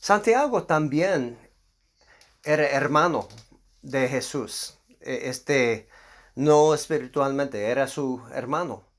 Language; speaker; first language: Spanish; non-native, fluent; English